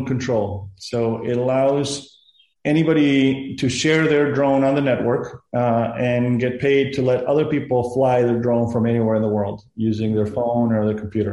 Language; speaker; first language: English; non-native, fluent; Spanish